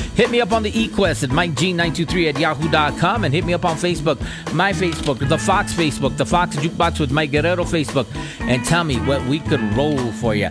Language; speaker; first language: English; native; English